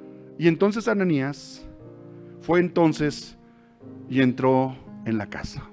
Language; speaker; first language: Spanish; native; Spanish